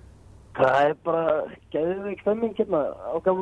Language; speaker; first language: Icelandic; native; Icelandic